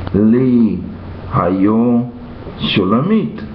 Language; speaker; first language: Hebrew; non-native, learner; English